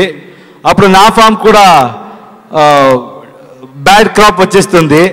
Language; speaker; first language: Telugu; non-native, learner; Kannada